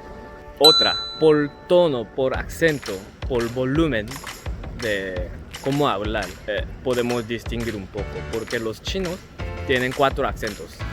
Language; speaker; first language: Spanish; non-native, learner; Korean